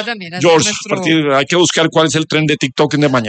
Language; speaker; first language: Spanish; native; Spanish